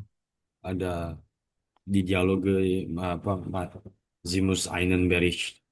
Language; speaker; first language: German; non-native, learner; Indonesian